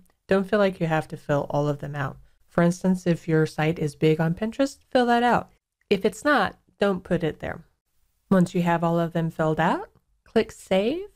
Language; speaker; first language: English; native; English